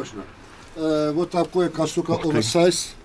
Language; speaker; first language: Russian; non-native, learner; Turkish